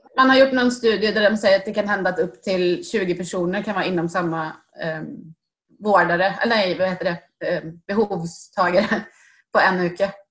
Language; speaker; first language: Swedish; native; Swedish